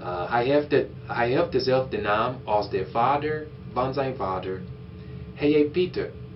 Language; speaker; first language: Dutch; non-native, learner; English